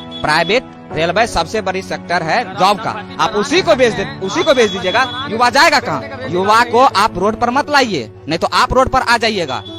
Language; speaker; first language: Hindi; native; Hindi